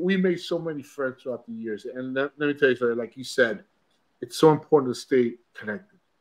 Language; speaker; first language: English; early bilingual, other home language; Spanish